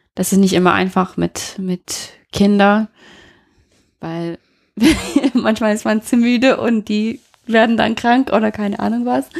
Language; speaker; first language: German; non-native, fluent; English